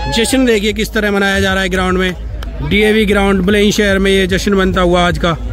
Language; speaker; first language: Hindi; native; Hindi